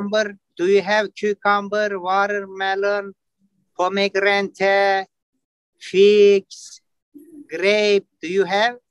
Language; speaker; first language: English; non-native, learner; Turkish